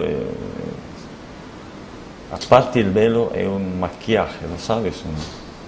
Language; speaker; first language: Spanish; non-native, learner; Arabic